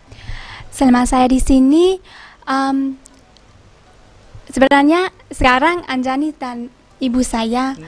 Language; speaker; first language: Indonesian; early bilingual, heritage; Indonesian